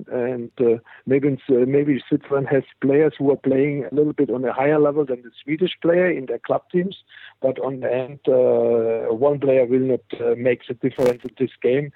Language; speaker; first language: English; non-native, fluent; German